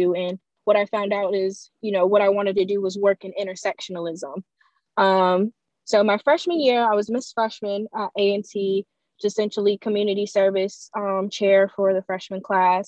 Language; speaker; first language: English; native; English